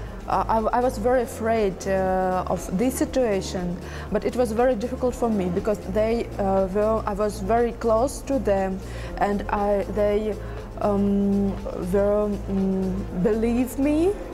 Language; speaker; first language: English; non-native, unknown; Russian